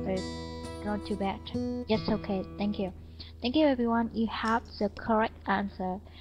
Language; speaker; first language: English; non-native, fluent; Vietnamese